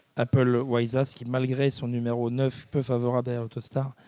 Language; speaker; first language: French; native; French